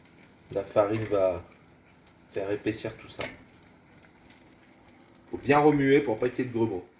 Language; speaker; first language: French; native; French